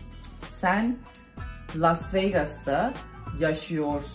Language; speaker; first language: Turkish; early bilingual, heritage; Turkish